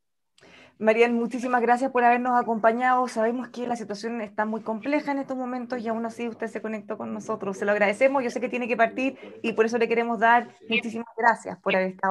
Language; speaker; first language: Spanish; native; Spanish